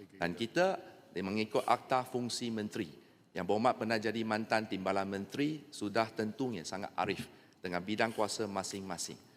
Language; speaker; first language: Malay; non-native, local second language; Chinese